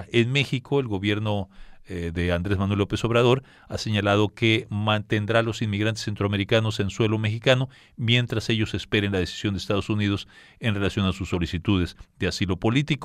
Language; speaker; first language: Spanish; native; Spanish